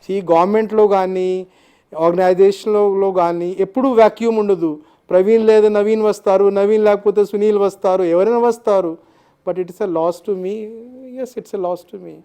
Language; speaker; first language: Telugu; non-native, fluent; Hindi